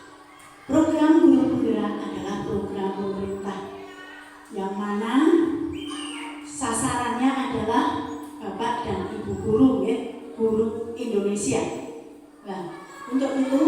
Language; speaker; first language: Indonesian; non-native, local second language; Javanese